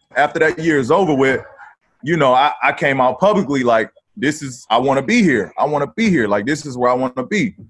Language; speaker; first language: English; native; English